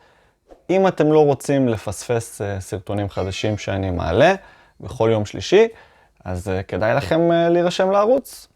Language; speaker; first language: Hebrew; native; Hebrew